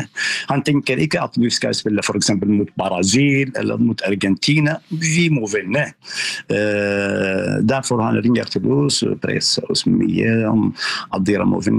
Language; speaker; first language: Norwegian; non-native, learner; Arabic